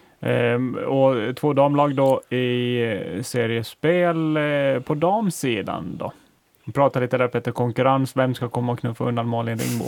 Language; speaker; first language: Swedish; native; Swedish